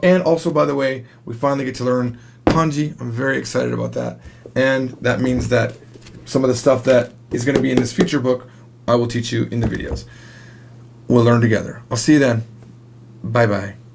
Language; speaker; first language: English; native; English